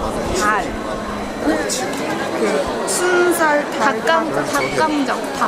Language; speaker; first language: Korean; non-native, learner; Chinese